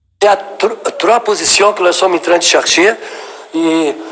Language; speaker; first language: French; non-native, learner; Portuguese